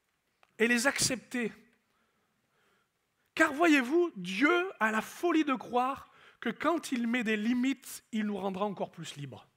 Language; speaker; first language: French; native; French